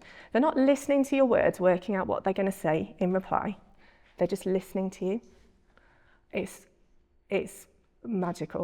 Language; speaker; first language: English; native; English